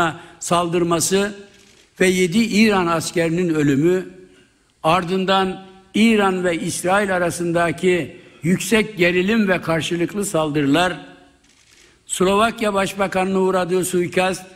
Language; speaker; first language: Turkish; native; Turkish